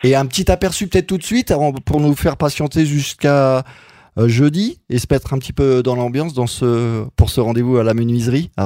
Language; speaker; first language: French; native; French